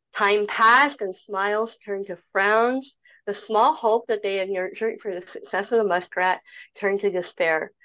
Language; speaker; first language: English; native; English